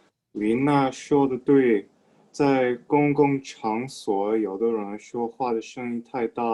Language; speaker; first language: Chinese; non-native, learner; English